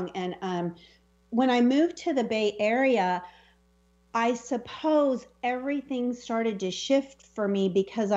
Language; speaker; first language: English; native; English